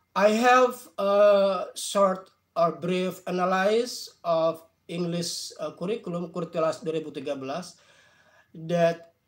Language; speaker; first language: English; non-native, fluent; Indonesian